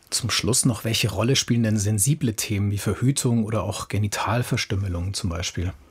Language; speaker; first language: German; native; German